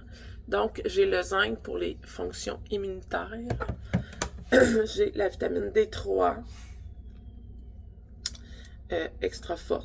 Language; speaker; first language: French; native; French